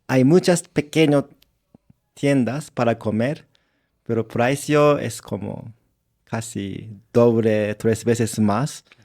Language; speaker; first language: Spanish; non-native, learner; Japanese